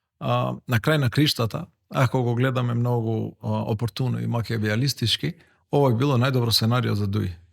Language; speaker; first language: Macedonian; non-native, local second language; Albanian